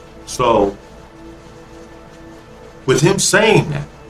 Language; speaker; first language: English; native; English